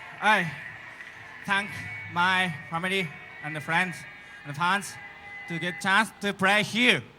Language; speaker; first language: English; non-native, learner; Japanese